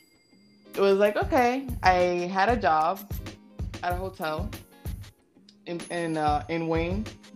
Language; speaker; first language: English; native; English